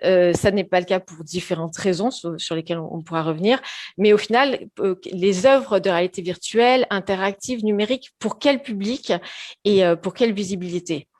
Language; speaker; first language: French; native; French